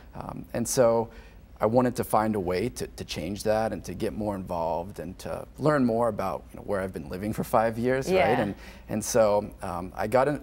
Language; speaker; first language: English; native; English